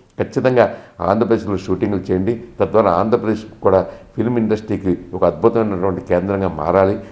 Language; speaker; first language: Telugu; native; Telugu